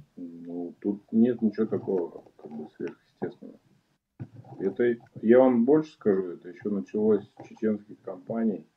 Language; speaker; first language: Russian; native; Russian